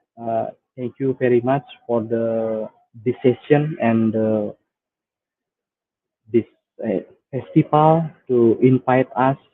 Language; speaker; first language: English; non-native, fluent; Indonesian